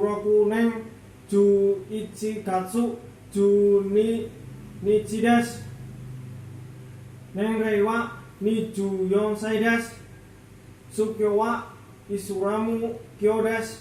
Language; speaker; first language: Japanese; non-native, learner; Indonesian